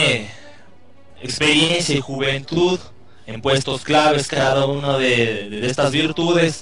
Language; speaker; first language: Spanish; native; Spanish